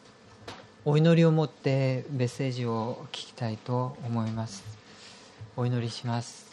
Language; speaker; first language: Japanese; non-native, fluent; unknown